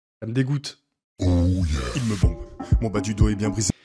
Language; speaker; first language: French; native; French